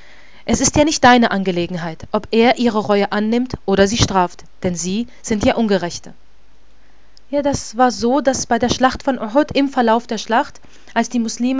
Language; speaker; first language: German; native; German